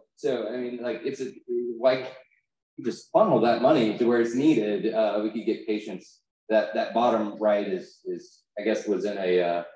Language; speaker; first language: English; native; English